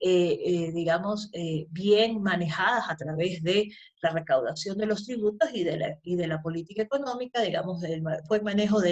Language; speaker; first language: Spanish; native; Spanish